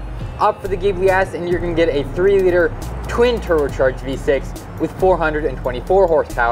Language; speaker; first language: English; native; English